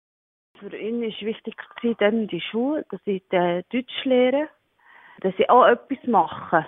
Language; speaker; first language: German; non-native, learner; Arabic